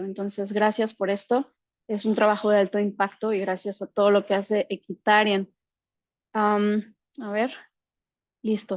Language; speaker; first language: Spanish; native; Spanish